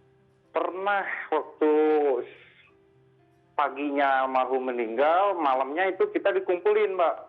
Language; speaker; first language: Indonesian; native; Indonesian